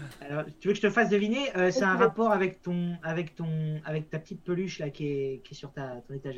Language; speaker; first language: French; native; French